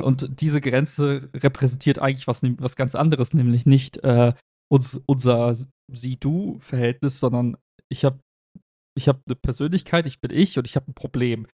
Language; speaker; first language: German; native; German